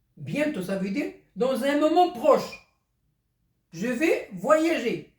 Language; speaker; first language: French; non-native, local second language; Arabic